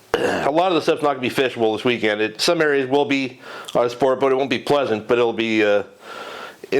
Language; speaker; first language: English; native; English